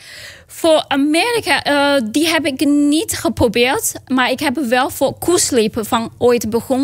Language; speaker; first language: Dutch; non-native, fluent; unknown